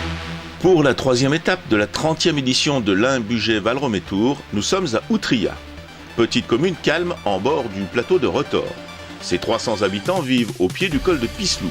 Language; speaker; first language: French; native; French